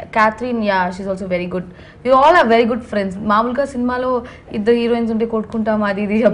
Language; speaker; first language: Telugu; native; Telugu